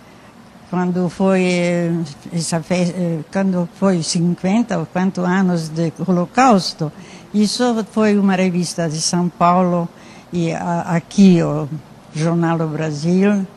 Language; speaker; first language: Portuguese; non-native, learner; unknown